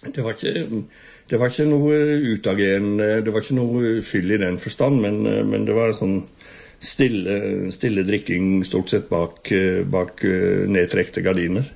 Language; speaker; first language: Norwegian; native; Norwegian